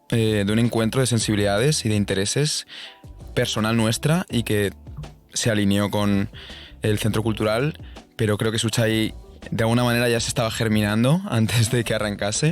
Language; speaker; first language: Spanish; native; Spanish